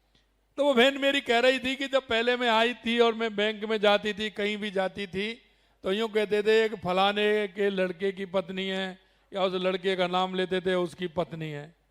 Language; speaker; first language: Hindi; native; Hindi